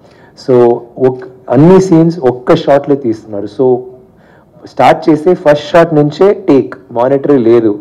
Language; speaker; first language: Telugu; non-native, fluent; Tamil